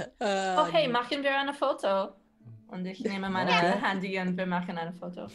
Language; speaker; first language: German; non-native, learner; English